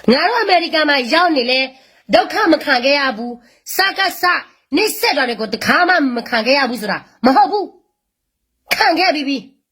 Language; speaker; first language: Burmese; non-native, local second language; S'gaw Karen